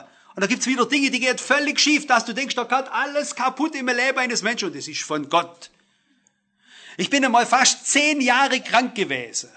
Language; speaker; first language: German; native; German